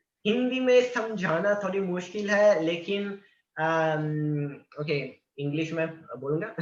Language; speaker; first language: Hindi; non-native, learner; Italian